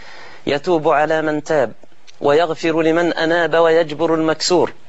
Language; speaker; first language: Arabic; native; Arabic